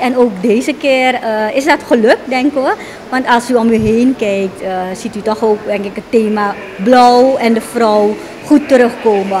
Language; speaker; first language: Dutch; native; Dutch